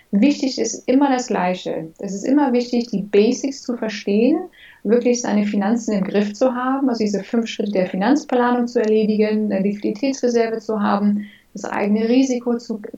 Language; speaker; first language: German; early bilingual, other home language; English